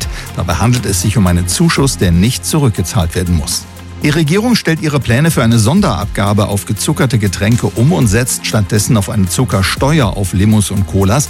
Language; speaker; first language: German; native; German